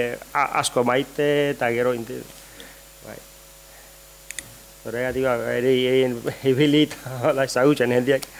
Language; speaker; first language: Basque; non-native, learner; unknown